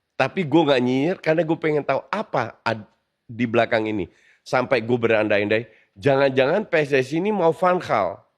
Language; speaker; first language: Indonesian; non-native, fluent; Dutch